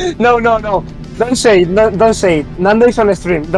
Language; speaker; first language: English; non-native, learner; Spanish